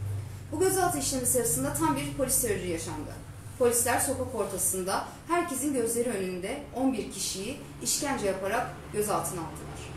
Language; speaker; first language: Turkish; native; Turkish